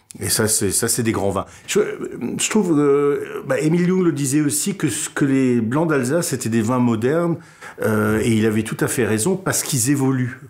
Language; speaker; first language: French; native; French